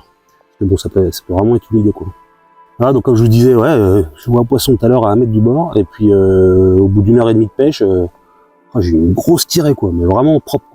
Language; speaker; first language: French; native; French